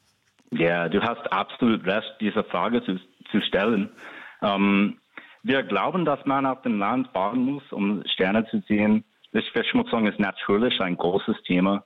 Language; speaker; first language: German; non-native, fluent; English